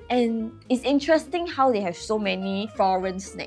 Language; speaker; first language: English; native; English